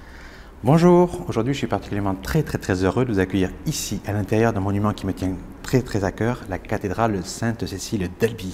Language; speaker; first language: French; native; French